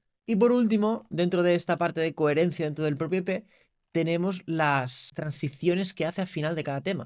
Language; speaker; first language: Spanish; native; Spanish